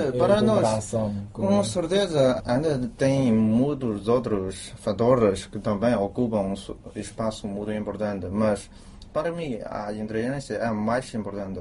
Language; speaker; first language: Portuguese; non-native, fluent; Chinese